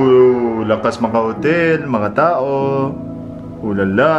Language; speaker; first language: Filipino; non-native, learner; Arabic